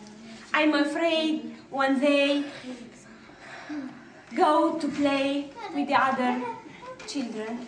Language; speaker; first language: English; non-native, learner; Arabic